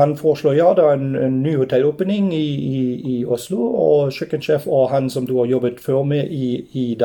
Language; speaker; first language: Norwegian; non-native, fluent; German